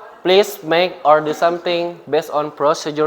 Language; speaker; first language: English; non-native, fluent; Indonesian